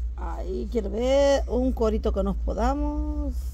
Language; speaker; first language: Spanish; native; Spanish